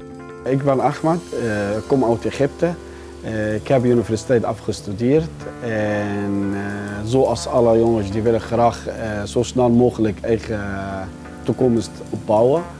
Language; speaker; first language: Dutch; non-native, fluent; Arabic